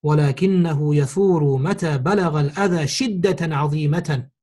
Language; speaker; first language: Arabic; non-native, fluent; English